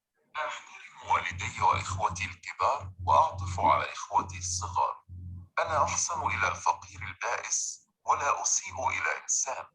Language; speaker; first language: Arabic; non-native, learner; Indonesian